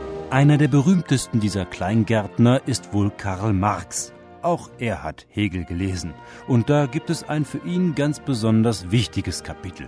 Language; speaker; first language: German; native; German